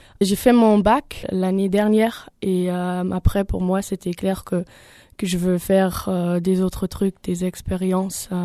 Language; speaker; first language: French; non-native, learner; German